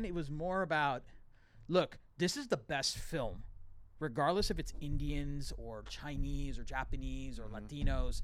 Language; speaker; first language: English; native; English